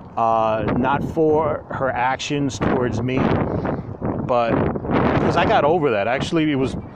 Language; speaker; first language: English; native; English